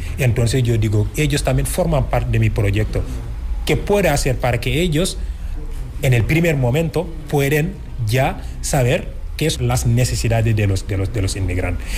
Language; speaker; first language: Spanish; non-native, fluent; Wolof